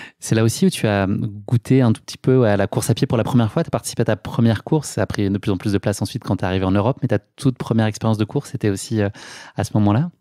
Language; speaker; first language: French; native; French